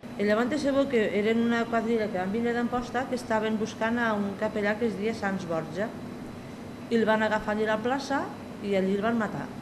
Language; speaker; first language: Catalan; native; Catalan